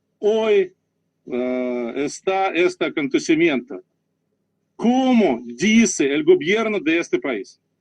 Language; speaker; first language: Spanish; non-native, learner; Russian